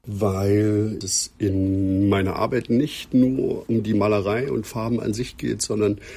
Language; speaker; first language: German; native; German